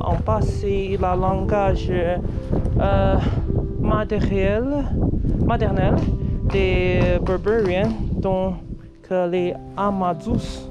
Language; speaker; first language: French; non-native, fluent; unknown